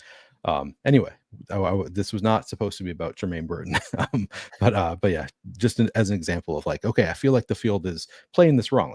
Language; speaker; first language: English; native; English